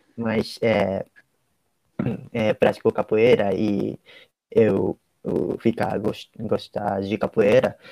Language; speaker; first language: Portuguese; non-native, learner; Japanese